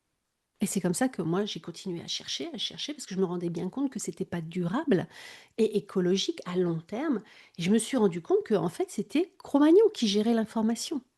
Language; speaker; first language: French; native; French